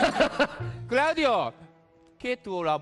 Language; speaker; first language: Italian; non-native, learner; Japanese